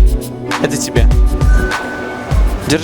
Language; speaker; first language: Russian; native; Russian